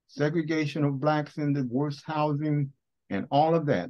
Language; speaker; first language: English; native; English